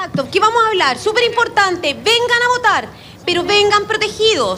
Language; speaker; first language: Spanish; native; Spanish